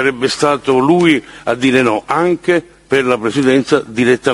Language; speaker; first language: Italian; native; Italian